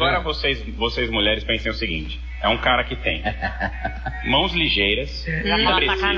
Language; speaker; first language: Portuguese; native; Portuguese